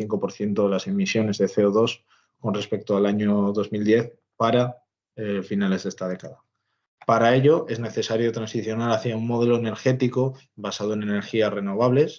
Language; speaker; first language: Spanish; native; Spanish